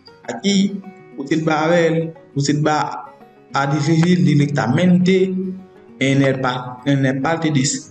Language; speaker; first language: Spanish; non-native, learner; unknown